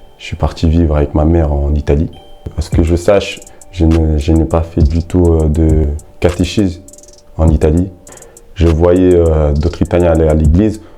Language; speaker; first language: French; early bilingual, other home language; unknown